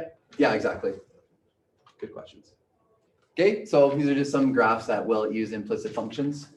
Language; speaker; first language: English; native; English